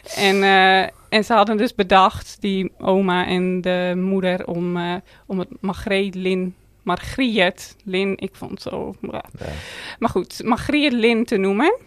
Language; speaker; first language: Dutch; native; Dutch